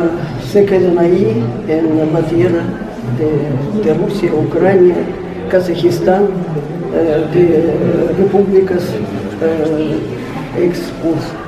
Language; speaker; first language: Spanish; non-native, fluent; Russian